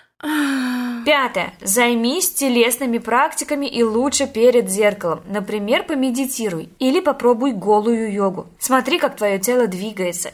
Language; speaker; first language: Russian; native; Russian